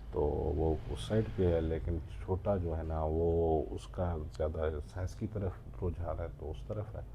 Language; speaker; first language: Urdu; non-native, local second language; Baluchi